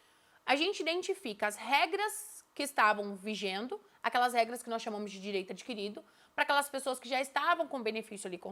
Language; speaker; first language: Portuguese; native; Portuguese